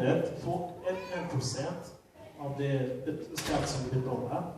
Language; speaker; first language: Swedish; non-native, fluent; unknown